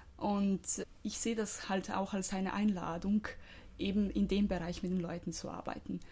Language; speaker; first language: German; non-native, fluent; Croatian